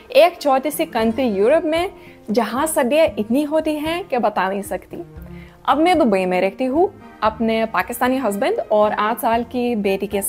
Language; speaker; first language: Hindi; non-native, fluent; Lithuanian